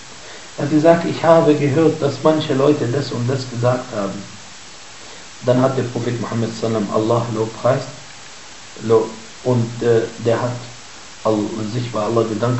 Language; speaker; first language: German; non-native, fluent; Arabic